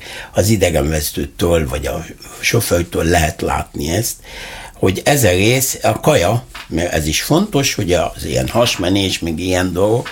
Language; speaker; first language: Hungarian; non-native, learner; Arabic